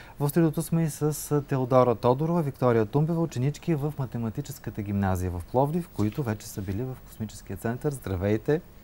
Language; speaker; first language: Bulgarian; native; Bulgarian